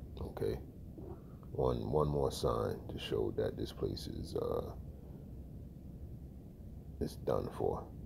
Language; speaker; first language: English; native; English